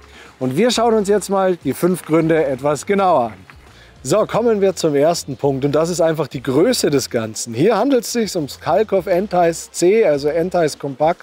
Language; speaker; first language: German; native; German